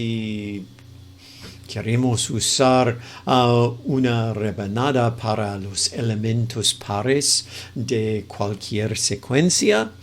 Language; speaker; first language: Spanish; non-native, fluent; English